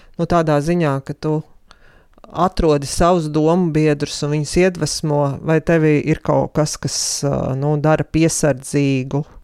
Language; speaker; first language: Latvian; native; Latvian